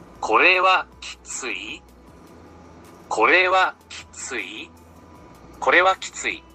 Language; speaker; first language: Japanese; non-native, learner; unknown